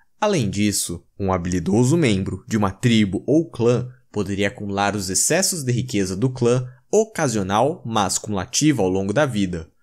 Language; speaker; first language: Portuguese; native; Portuguese